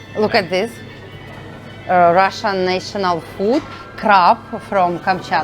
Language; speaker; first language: English; non-native, learner; Russian